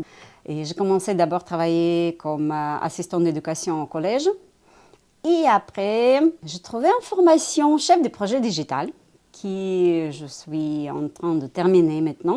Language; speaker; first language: French; non-native, fluent; Ukrainian